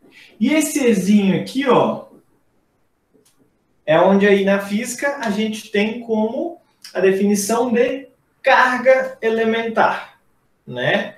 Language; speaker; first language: Portuguese; native; Portuguese